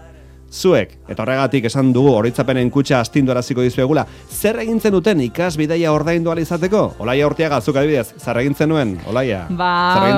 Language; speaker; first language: Basque; native; Basque